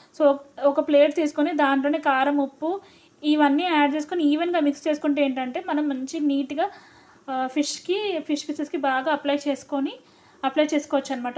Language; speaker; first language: Telugu; non-native, local second language; Lambadi